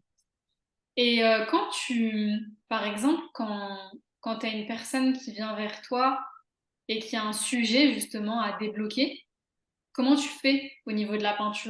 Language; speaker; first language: French; native; French